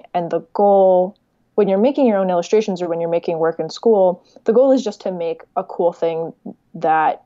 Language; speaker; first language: English; native; English